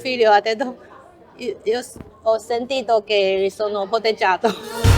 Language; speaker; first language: Italian; non-native, learner; Chinese